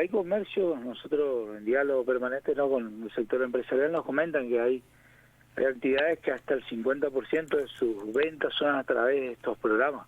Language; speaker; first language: Spanish; native; Spanish